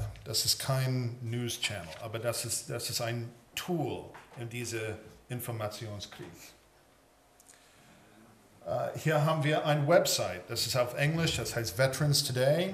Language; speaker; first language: German; early bilingual, heritage; English